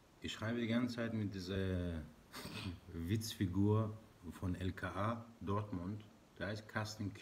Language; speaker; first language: German; non-native, learner; Persian